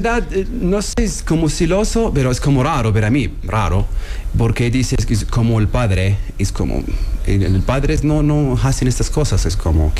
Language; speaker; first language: Spanish; non-native, learner; Arabic